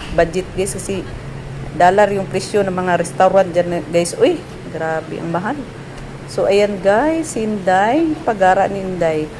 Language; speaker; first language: Filipino; non-native, local second language; Cebuano